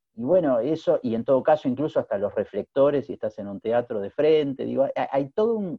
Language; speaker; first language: Spanish; native; Spanish